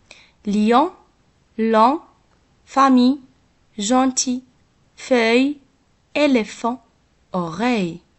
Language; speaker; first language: French; non-native, local second language; Arabic